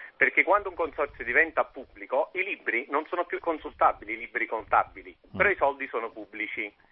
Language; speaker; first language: Italian; native; Italian